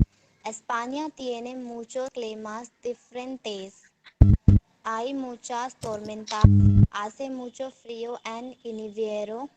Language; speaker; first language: Spanish; non-native, learner; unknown